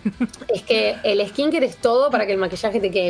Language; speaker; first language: Spanish; native; Spanish